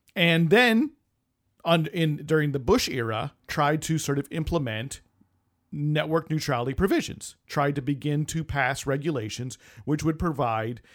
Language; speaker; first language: English; native; English